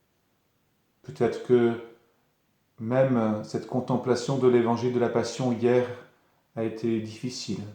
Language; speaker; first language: French; native; French